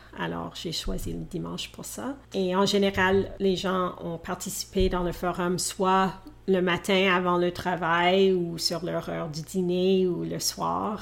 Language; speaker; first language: French; non-native, local second language; English